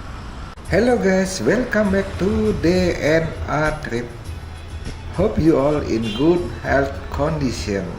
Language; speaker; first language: English; non-native, fluent; Indonesian